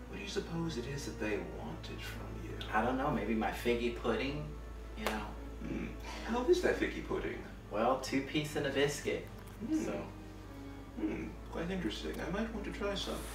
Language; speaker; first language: English; native; English